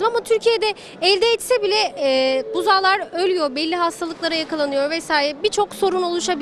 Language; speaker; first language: Turkish; native; Turkish